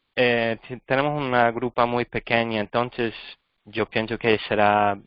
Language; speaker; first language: Spanish; non-native, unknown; English